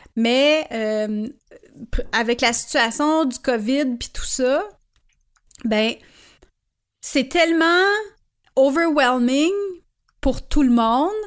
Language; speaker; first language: French; native; French